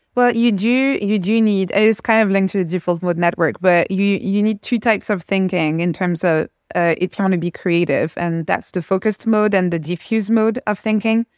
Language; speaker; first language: English; non-native, fluent; French